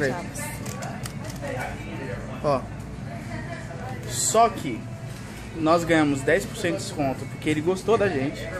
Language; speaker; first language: Portuguese; native; Portuguese